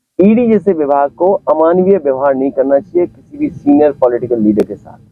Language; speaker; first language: Hindi; native; Hindi